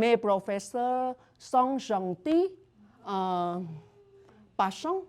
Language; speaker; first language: French; non-native, learner; Vietnamese